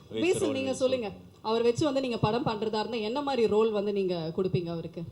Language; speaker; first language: Tamil; native; Tamil